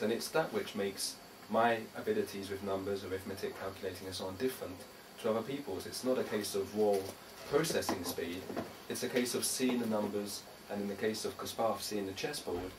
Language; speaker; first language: English; native; English